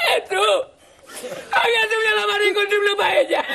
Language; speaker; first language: Spanish; native; Spanish